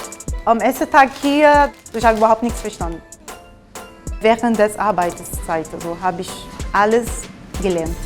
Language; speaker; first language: German; non-native, fluent; Portuguese